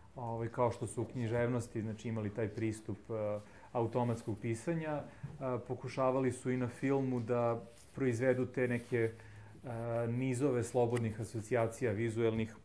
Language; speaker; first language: Serbian; native; Serbian